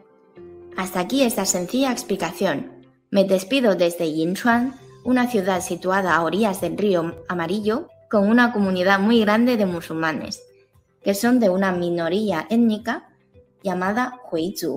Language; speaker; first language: Spanish; non-native, fluent; Chinese